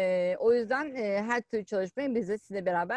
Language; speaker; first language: Turkish; native; Turkish